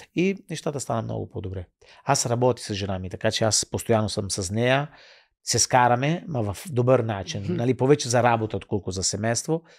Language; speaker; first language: Bulgarian; non-native, fluent; Italian